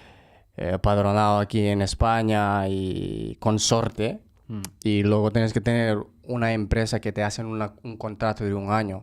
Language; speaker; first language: Spanish; non-native, fluent; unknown